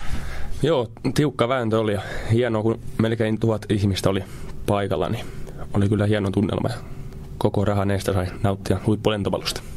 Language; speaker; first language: Finnish; native; Finnish